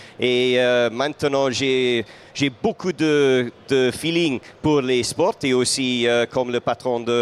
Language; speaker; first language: French; non-native, fluent; English